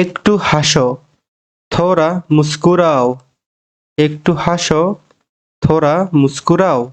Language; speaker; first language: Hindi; non-native, learner; Bangla